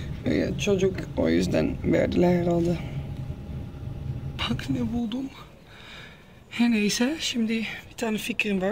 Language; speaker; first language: Turkish; non-native, learner; Dutch